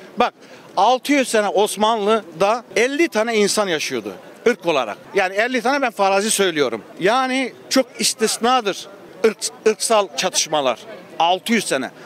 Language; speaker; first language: Turkish; native; Turkish